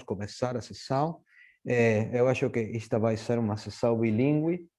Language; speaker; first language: Portuguese; non-native, fluent; Spanish